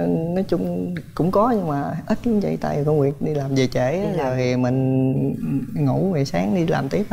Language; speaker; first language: Vietnamese; native; Vietnamese